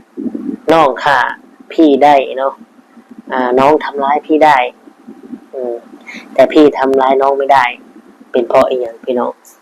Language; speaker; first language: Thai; non-native, local second language; Lao